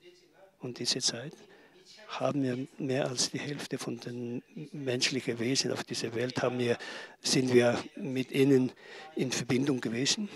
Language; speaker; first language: German; non-native, learner; Tibetan